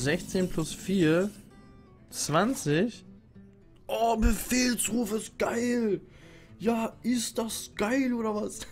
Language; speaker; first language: German; native; German